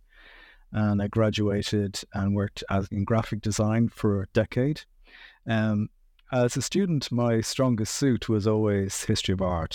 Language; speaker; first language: English; native; English